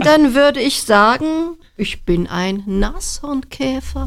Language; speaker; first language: German; native; German